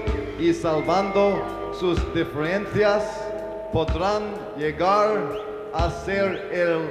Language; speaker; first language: Spanish; non-native, learner; English